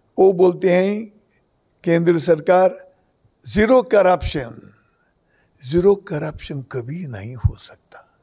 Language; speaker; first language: Hindi; non-native, local second language; Konkani